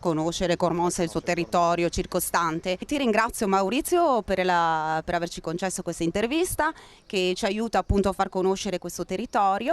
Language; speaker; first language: Italian; native; Italian